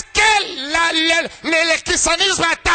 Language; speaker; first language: French; non-native, local second language; Lingala